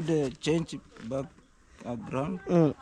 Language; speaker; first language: English; non-native, learner; Swahili